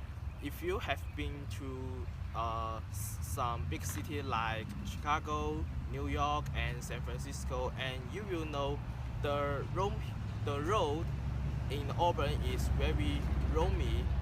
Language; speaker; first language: English; non-native, learner; Chinese